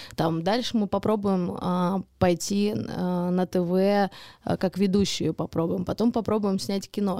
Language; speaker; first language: Russian; early bilingual, heritage; Russian